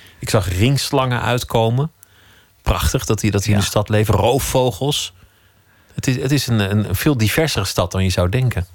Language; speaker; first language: Dutch; native; Dutch